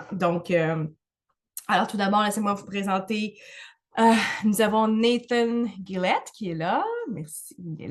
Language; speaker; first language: French; native; French